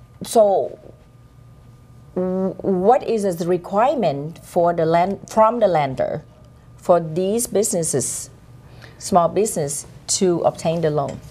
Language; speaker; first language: English; non-native, fluent; Vietnamese